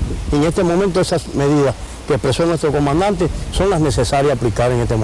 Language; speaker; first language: Spanish; native; Spanish